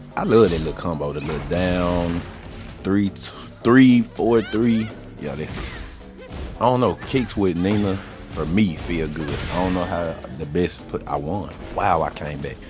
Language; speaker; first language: English; native; English